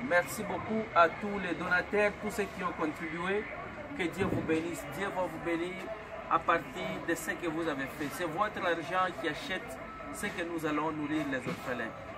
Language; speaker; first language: French; non-native, local second language; Lingala